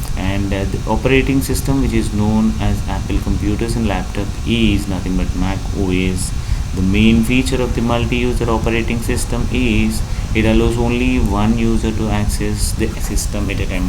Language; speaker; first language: English; non-native, local second language; Telugu